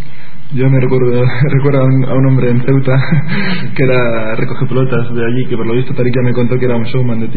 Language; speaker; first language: Spanish; native; Spanish